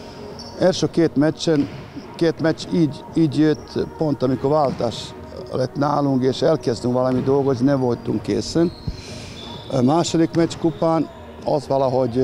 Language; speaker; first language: Hungarian; non-native, fluent; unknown